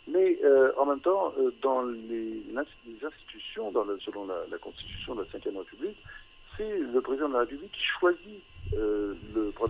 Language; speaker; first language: French; native; French